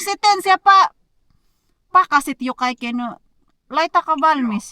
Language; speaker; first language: Finnish; non-native, learner; Filipino